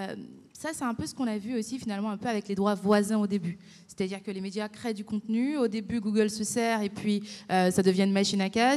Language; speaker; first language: French; native; French